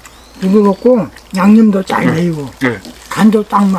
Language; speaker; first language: Korean; native; Korean